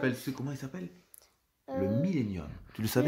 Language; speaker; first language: French; native; French